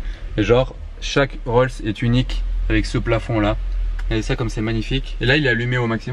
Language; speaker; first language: French; native; French